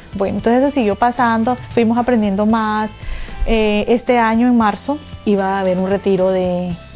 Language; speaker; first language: Spanish; native; Spanish